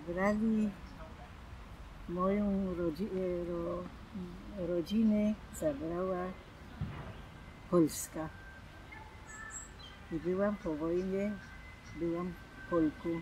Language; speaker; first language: Polish; non-native, local second language; German